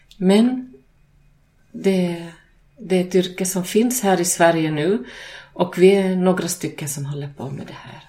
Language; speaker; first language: Swedish; native; Swedish